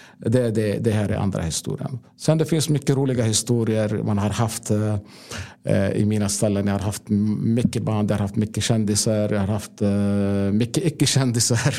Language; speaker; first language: Swedish; non-native, fluent; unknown